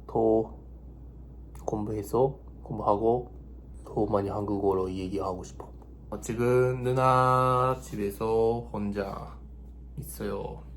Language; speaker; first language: Korean; non-native, learner; Japanese